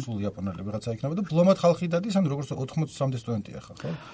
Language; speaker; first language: Georgian; native; Georgian